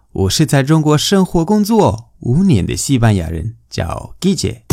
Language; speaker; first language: Chinese; non-native, fluent; Spanish